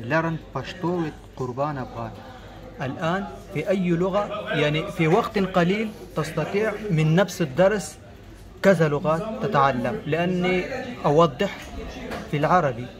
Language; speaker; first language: Arabic; non-native, fluent; Pashto